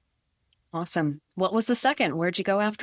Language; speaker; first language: English; native; English